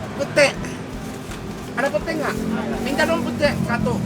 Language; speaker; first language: Indonesian; non-native, fluent; Japanese